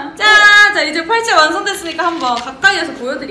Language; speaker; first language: Korean; native; Korean